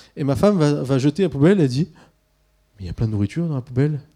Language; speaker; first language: French; early bilingual, other home language; Swiss German